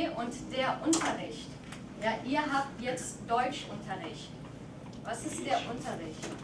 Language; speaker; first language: German; non-native, fluent; English